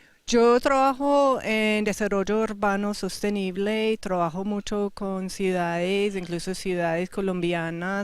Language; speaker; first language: Spanish; non-native, fluent; English